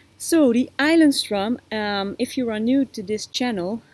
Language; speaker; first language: English; non-native, fluent; Dutch